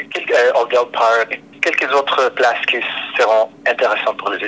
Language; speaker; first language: French; non-native, fluent; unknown